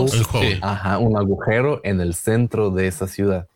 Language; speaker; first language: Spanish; non-native, learner; Russian